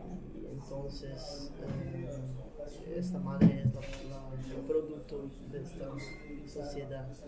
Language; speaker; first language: Spanish; non-native, fluent; Portuguese